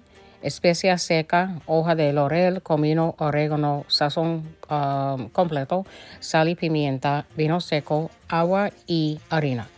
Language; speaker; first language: Spanish; early bilingual, heritage; English